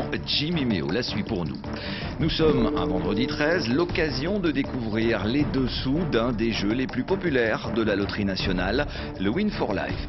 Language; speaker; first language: French; native; French